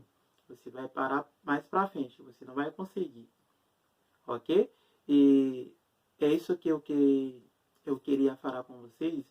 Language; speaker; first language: Portuguese; non-native, fluent; Haitian Creole